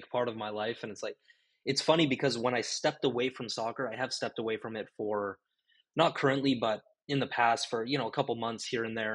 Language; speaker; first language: English; native; English